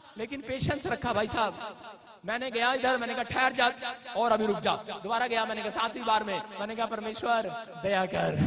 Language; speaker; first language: Hindi; non-native, local second language; Punjabi